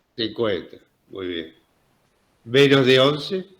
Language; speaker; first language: Spanish; native; Spanish